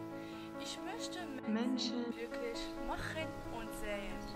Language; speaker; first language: German; non-native, learner; Arabic